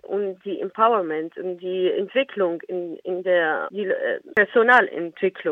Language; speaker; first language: German; non-native, learner; Arabic